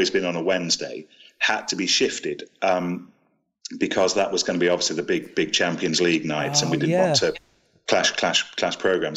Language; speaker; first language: English; native; English